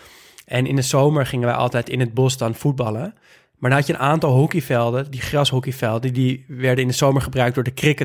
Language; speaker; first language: Dutch; native; Dutch